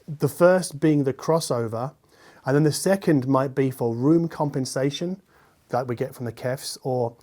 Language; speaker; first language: English; native; English